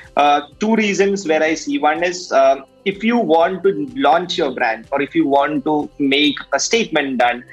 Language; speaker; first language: English; non-native, local second language; Malayalam